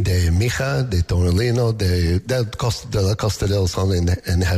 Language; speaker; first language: Spanish; non-native, learner; English